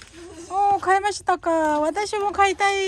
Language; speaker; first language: Japanese; non-native, learner; Korean